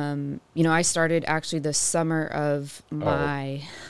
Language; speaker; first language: English; native; English